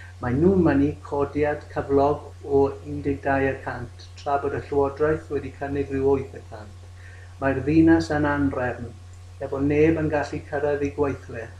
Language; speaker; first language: Welsh; non-native, local second language; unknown